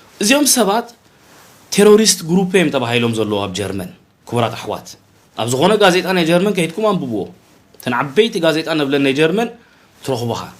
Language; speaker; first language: Tigrinya; early bilingual, heritage; Tigrinya